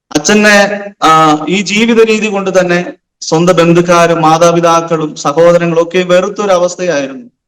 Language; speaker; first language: Malayalam; non-native, local second language; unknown